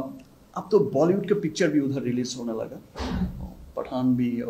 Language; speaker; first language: Hindi; non-native, learner; Bangla